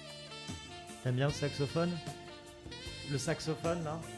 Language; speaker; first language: French; native; French